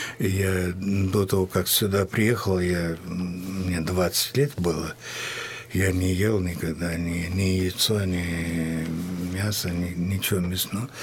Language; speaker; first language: Russian; non-native, fluent; Hindi